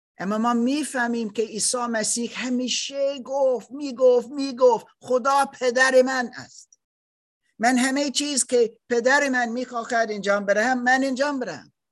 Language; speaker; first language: Persian; non-native, learner; German